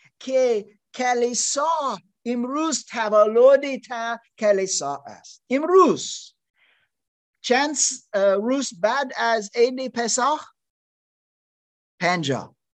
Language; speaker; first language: Persian; non-native, learner; German